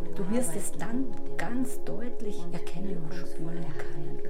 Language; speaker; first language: German; native; German